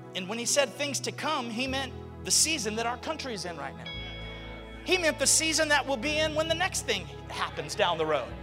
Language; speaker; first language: English; native; English